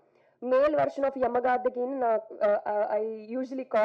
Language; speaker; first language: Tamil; non-native, fluent; Telugu